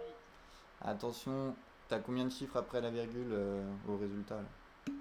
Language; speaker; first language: French; native; French